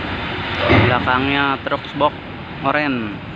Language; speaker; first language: Indonesian; native; Indonesian